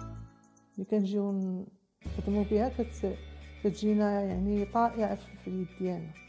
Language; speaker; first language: Arabic; native; Arabic